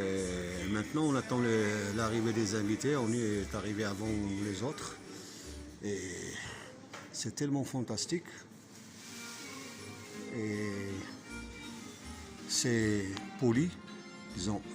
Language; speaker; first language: French; non-native, fluent; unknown